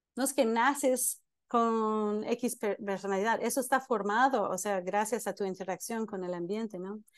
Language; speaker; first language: Spanish; non-native, fluent; English